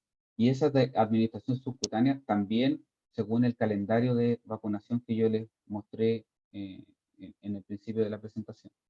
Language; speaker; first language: Spanish; native; Spanish